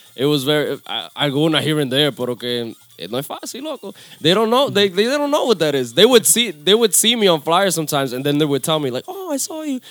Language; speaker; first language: English; early bilingual, other home language; Spanish